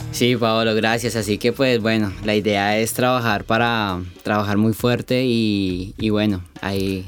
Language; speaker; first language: Spanish; native; Spanish